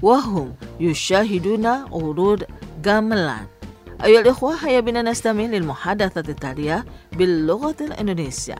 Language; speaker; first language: Arabic; non-native, fluent; Indonesian